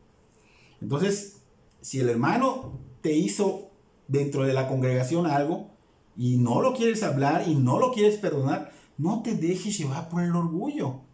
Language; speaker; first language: Spanish; native; Spanish